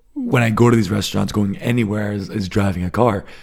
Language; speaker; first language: English; native; English